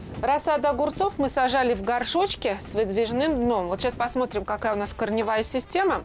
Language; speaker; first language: Russian; native; Russian